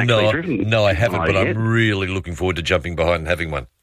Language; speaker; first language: English; native; English